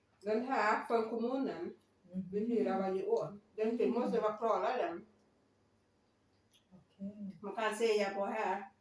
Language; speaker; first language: Swedish; non-native, learner; Thai